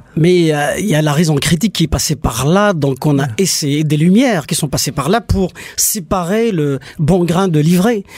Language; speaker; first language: French; non-native, local second language; Kabyle